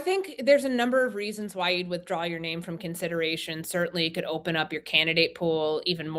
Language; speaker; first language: English; native; English